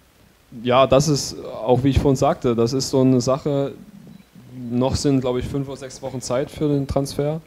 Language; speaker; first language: German; native; German